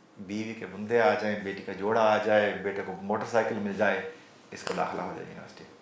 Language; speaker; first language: Urdu; non-native, local second language; Punjabi